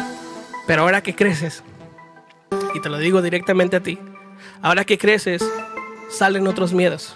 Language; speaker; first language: Spanish; native; Spanish